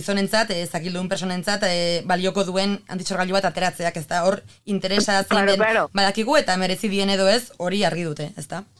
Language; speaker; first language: Basque; native; Basque